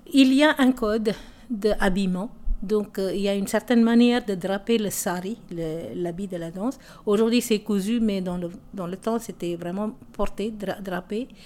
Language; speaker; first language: French; non-native, local second language; Tamil